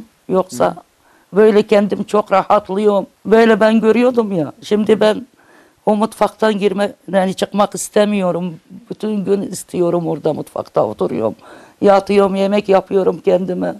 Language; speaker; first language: Turkish; non-native, local second language; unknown